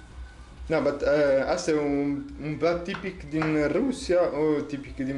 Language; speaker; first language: Romanian; non-native, learner; Italian